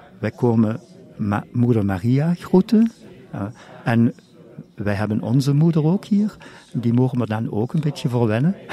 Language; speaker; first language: Dutch; non-native, local second language; German